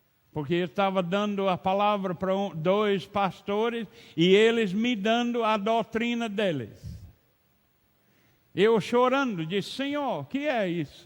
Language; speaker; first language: Portuguese; non-native, learner; English